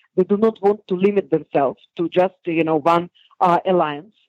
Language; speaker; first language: English; non-native, fluent; Hebrew